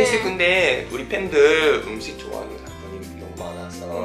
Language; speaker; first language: Korean; non-native, fluent; Japanese